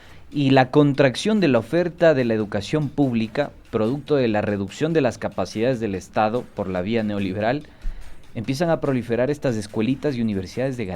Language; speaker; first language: Spanish; native; Spanish